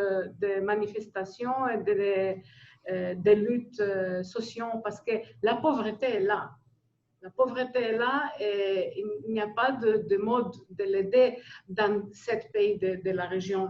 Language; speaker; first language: French; non-native, fluent; Greek